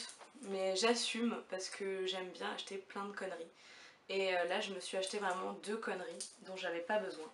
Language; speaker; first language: French; native; French